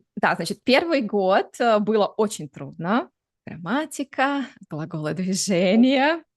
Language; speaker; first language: Russian; native; Russian